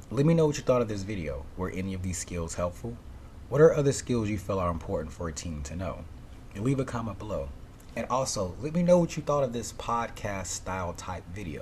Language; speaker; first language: English; native; English